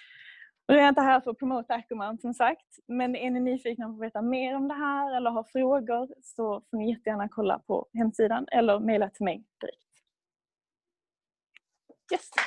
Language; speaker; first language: Swedish; native; Swedish